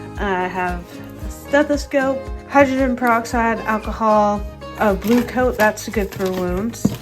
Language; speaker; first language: English; native; English